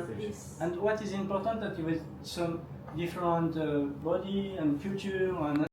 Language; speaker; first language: English; non-native, learner; French